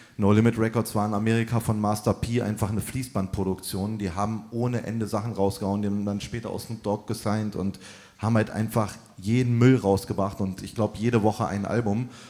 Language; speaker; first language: German; native; German